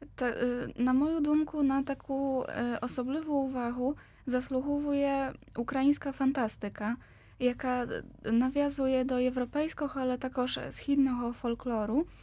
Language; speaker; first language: Ukrainian; non-native, fluent; Polish